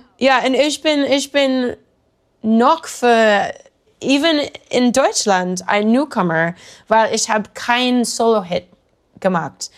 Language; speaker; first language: German; non-native, learner; English